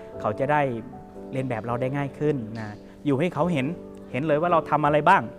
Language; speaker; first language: Thai; native; Thai